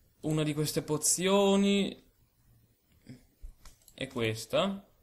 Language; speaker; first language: Italian; native; Italian